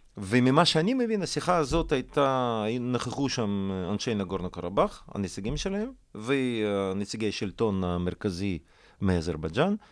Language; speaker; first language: Hebrew; non-native, fluent; Russian